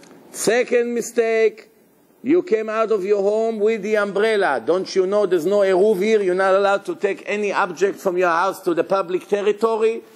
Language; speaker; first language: English; non-native, fluent; Hebrew